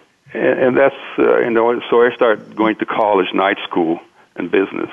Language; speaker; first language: English; non-native, fluent; Portuguese